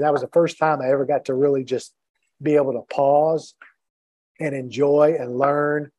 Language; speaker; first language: English; native; English